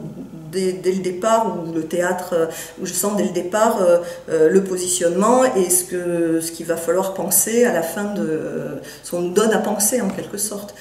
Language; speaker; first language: French; native; French